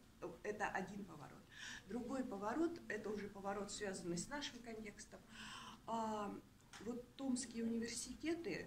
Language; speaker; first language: Russian; native; Russian